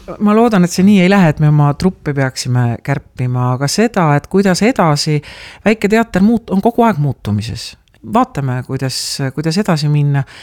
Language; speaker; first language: Estonian; native; Estonian